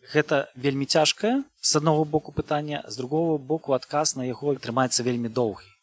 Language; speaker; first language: Belarusian; native; Belarusian